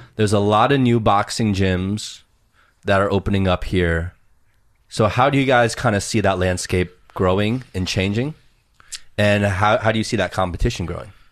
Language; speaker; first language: English; early bilingual, other home language; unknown